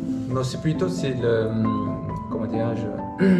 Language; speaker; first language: French; non-native, learner; Korean